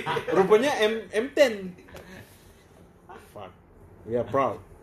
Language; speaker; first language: English; non-native, local second language; Malay